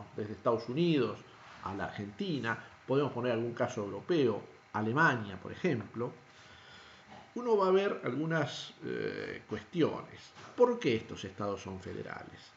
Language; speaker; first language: Spanish; native; Spanish